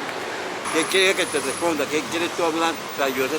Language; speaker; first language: Spanish; native; Spanish